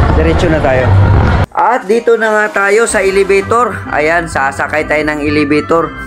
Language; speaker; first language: Filipino; non-native, local second language; Cebuano